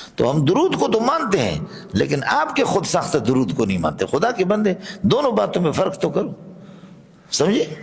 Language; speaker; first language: Urdu; non-native, local second language; Baluchi